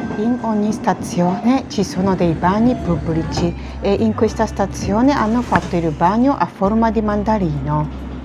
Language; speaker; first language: Italian; non-native, fluent; Japanese